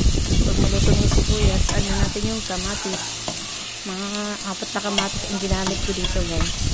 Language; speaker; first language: Filipino; native; Filipino